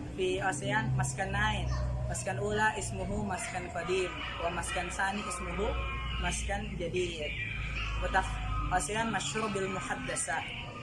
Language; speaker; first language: Arabic; non-native, learner; Indonesian